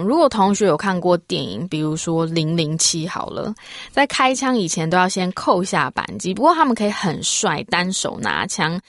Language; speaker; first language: Chinese; native; Chinese